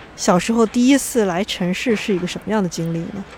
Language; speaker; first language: Chinese; native; Chinese